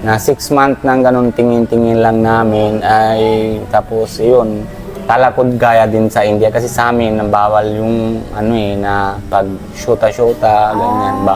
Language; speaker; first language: Filipino; non-native, learner; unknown